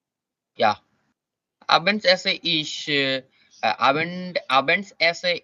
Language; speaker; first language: German; non-native, learner; Bangla